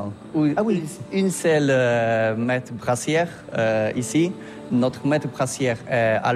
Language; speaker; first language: French; non-native, learner; Polish